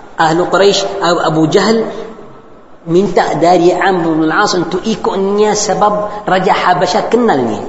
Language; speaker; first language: Indonesian; non-native, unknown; Arabic